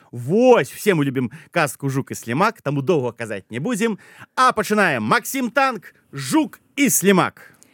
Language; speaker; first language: Belarusian; native; Belarusian